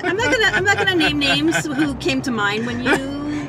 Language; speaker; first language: English; native; English